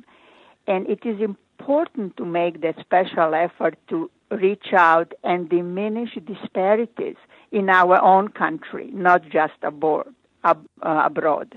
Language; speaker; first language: English; non-native, fluent; Croatian